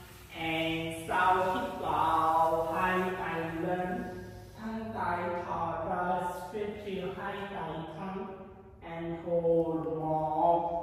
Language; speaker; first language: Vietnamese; non-native, learner; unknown